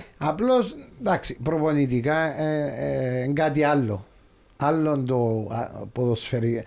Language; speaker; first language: Greek; native; Greek